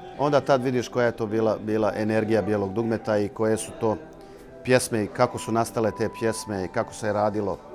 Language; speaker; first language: Bosnian; native; Bosnian